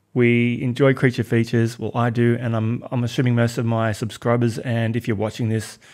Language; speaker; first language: English; native; English